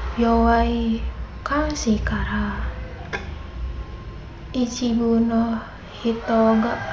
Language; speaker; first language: Japanese; non-native, learner; Indonesian